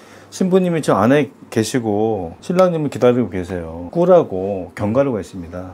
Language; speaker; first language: Korean; native; Korean